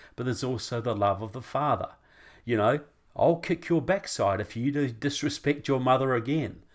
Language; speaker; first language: English; native; English